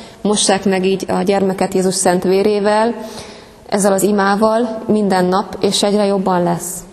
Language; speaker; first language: Hungarian; native; Hungarian